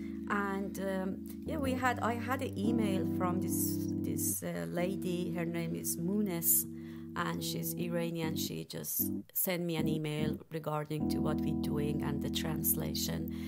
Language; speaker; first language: English; non-native, fluent; Persian